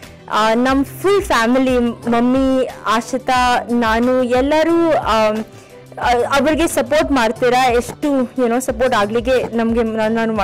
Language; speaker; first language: Kannada; early bilingual, heritage; Kannada